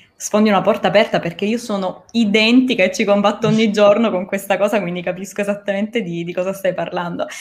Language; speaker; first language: Italian; native; Italian